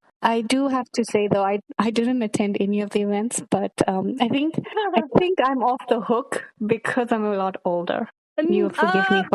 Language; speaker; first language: English; early bilingual, other home language; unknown